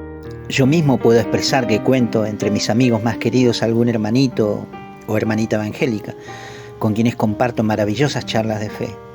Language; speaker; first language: Spanish; native; Spanish